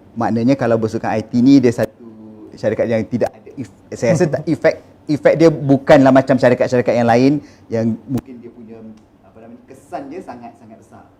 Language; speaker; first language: Malay; native; Malay